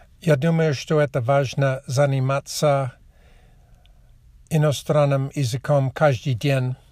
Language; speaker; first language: Russian; non-native, learner; English